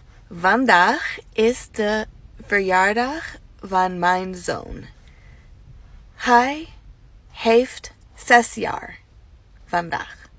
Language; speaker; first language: Dutch; non-native, learner; English